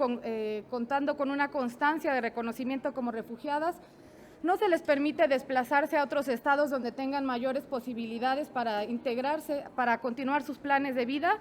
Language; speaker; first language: Spanish; native; Spanish